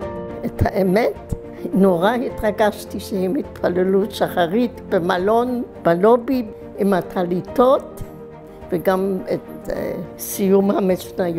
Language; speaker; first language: Hebrew; non-native, fluent; German